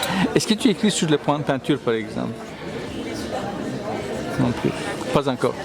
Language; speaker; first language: French; non-native, fluent; Turkish